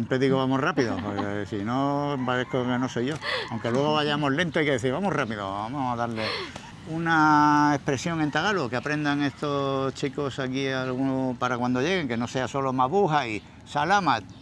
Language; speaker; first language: Spanish; native; Spanish